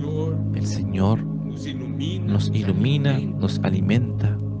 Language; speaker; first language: Spanish; non-native, fluent; Portuguese